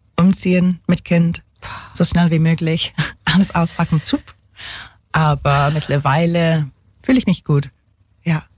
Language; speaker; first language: German; non-native, fluent; English